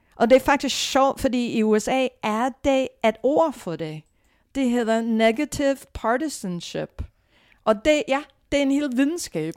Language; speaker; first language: Danish; non-native, fluent; English